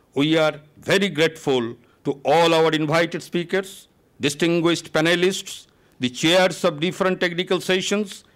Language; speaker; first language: English; non-native, local second language; Bangla